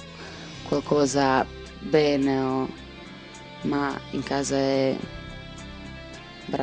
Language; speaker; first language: Italian; non-native, learner; Serbian